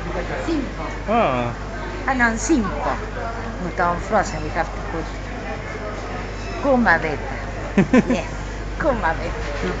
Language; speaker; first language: Finnish; non-native, learner; Spanish